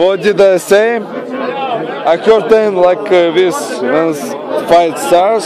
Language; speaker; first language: English; non-native, learner; Russian